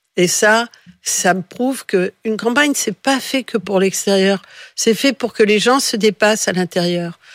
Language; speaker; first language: French; early bilingual, other home language; Spanish